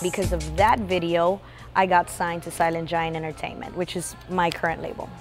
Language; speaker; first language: English; native; English